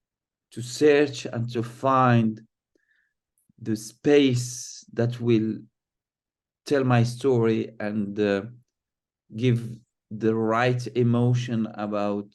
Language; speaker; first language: English; non-native, fluent; Arabic